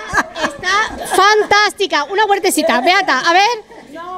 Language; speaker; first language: Spanish; native; Spanish